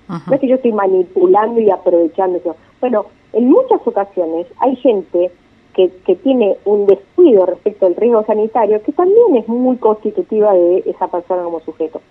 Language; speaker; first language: Spanish; native; Spanish